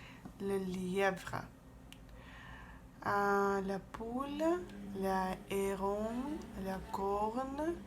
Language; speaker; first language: French; non-native, fluent; Russian